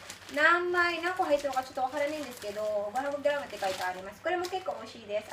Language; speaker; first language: Japanese; non-native, fluent; Filipino